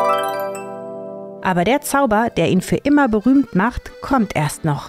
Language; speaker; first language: German; native; German